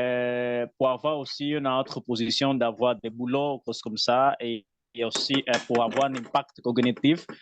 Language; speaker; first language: French; non-native, learner; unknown